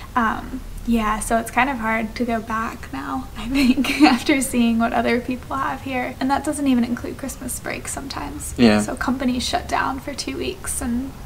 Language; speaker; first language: English; native; English